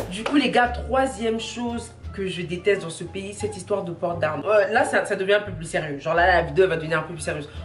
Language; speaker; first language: French; native; French